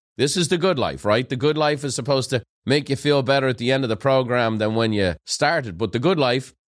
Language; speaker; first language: English; native; English